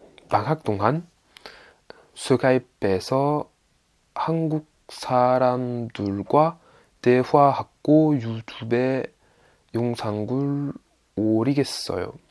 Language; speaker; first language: Korean; non-native, learner; French